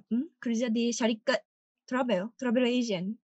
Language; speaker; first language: Indonesian; non-native, learner; Japanese